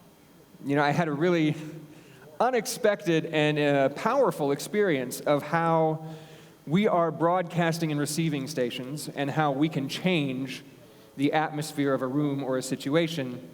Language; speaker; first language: English; native; English